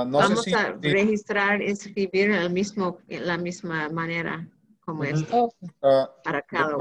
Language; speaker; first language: Spanish; non-native, learner; English